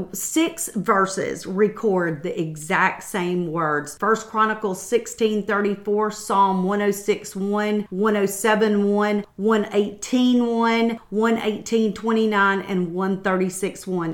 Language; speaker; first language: English; native; English